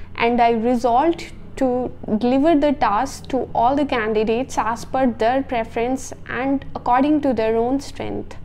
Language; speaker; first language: English; non-native, local second language; Punjabi